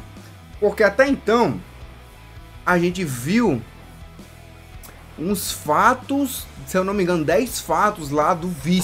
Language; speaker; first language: Portuguese; native; Portuguese